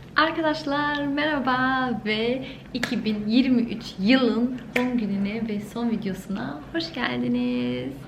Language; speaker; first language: Turkish; early bilingual, heritage; Turkish